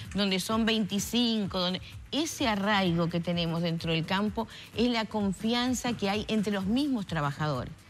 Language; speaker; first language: Spanish; native; Spanish